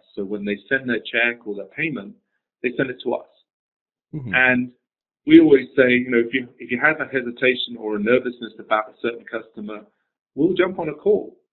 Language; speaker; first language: English; native; English